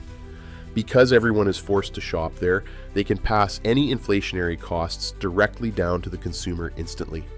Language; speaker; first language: English; native; English